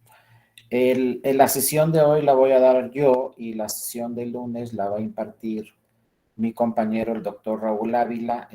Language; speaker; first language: Spanish; native; Spanish